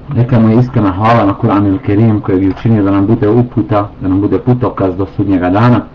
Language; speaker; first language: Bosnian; native; Bosnian